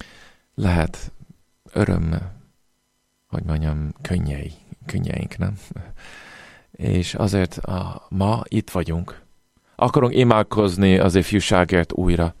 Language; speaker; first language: Hungarian; non-native, fluent; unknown